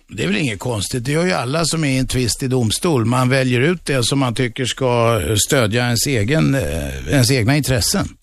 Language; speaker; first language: Swedish; native; Swedish